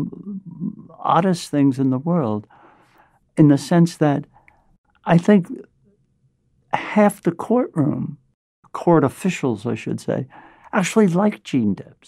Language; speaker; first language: English; native; English